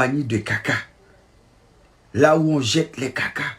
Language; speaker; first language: French; non-native, local second language; Haitian Creole